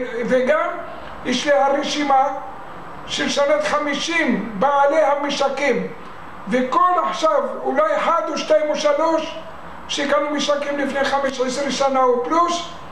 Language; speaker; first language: Hebrew; non-native, fluent; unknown